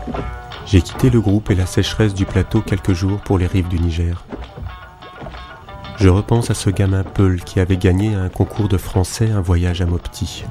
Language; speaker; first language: French; native; French